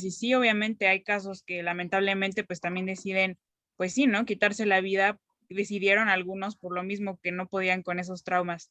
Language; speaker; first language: Spanish; native; Spanish